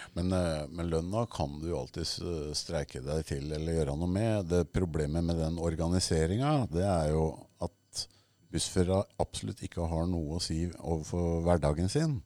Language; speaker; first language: Norwegian; native; Norwegian